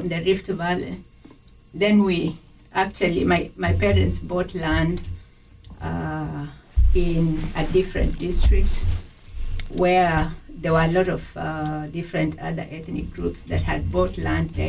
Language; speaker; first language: English; non-native, local second language; Kalenjin